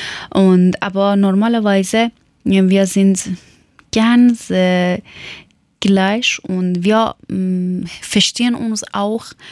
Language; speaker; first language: German; non-native, local second language; Persian